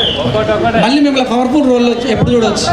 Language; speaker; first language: Telugu; native; Telugu